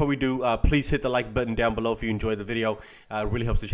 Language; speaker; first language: English; native; English